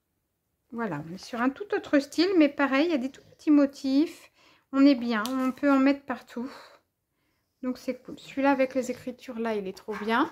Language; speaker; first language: French; native; French